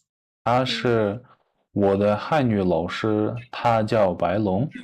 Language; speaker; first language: Chinese; non-native, fluent; Kyrgyz